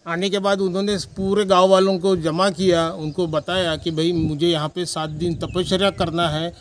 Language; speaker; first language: Hindi; non-native, local second language; Marathi